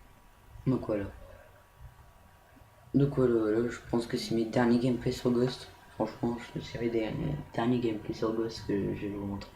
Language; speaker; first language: French; native; French